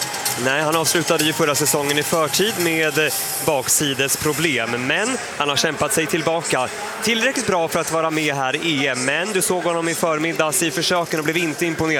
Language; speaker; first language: Swedish; native; Swedish